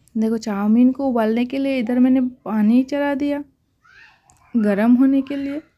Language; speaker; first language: Hindi; non-native, local second language; Bangla